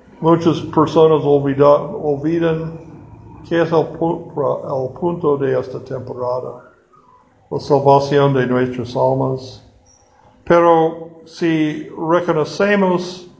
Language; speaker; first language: Spanish; non-native, fluent; English